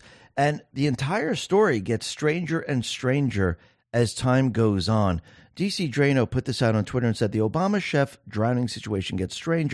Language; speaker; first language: English; native; English